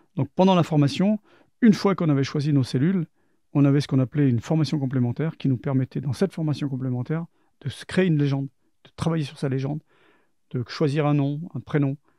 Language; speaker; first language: French; native; French